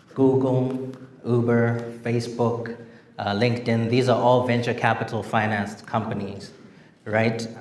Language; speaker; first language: English; non-native, local second language; Shona